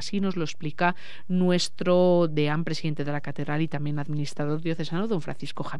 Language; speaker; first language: Spanish; native; Spanish